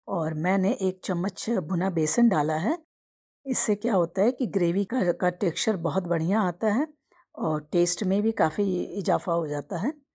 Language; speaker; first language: Hindi; native; Hindi